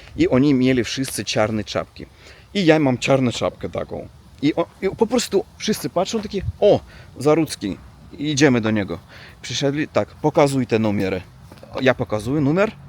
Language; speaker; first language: Polish; non-native, learner; Russian